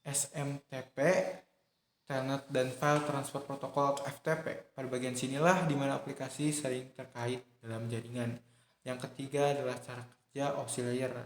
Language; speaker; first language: Indonesian; native; Indonesian